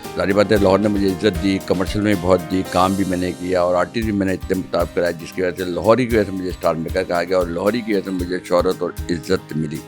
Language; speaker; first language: Urdu; native; Urdu